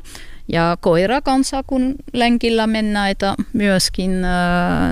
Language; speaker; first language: Finnish; non-native, learner; French